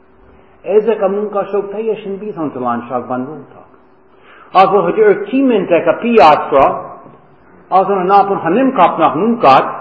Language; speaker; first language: Hungarian; non-native, fluent; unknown